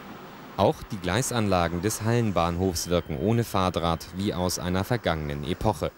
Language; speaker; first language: German; native; German